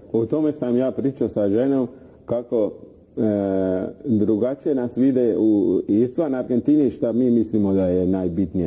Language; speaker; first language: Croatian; non-native, fluent; Spanish